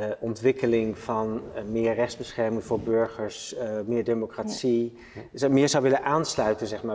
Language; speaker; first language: Dutch; native; Dutch